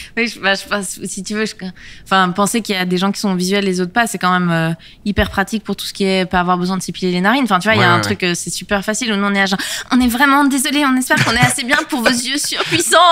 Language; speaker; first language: French; native; French